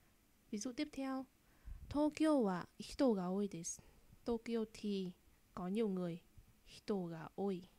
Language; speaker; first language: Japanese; non-native, fluent; Vietnamese